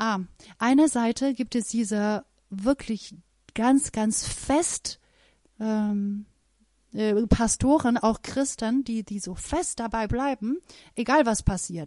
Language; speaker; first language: German; non-native, fluent; Persian